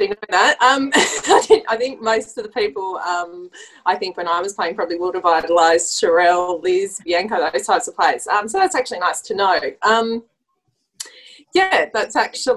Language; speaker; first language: English; native; English